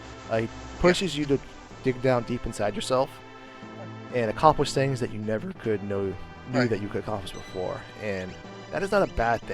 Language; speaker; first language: English; native; English